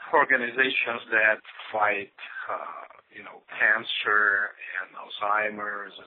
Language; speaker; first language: English; non-native, fluent; Portuguese